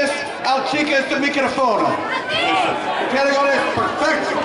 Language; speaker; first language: Spanish; non-native, learner; English